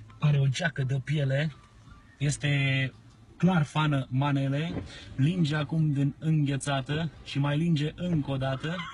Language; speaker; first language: Romanian; native; Romanian